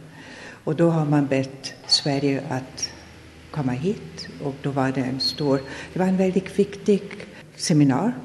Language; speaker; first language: Swedish; non-native, fluent; German